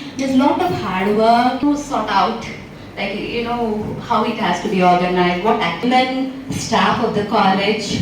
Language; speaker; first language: English; non-native, local second language; Telugu